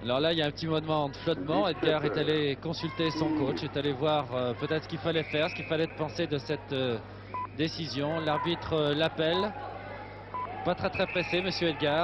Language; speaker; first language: French; native; French